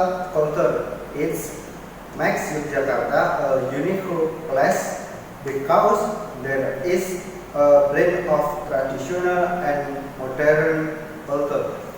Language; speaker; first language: English; non-native, learner; Indonesian